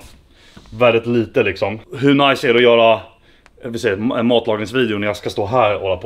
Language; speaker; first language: Swedish; native; Swedish